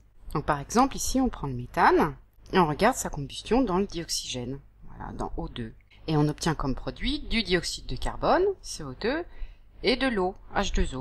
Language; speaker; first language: French; native; French